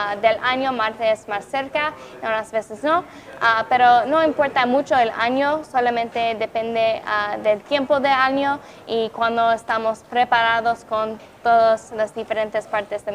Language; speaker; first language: Spanish; non-native, fluent; English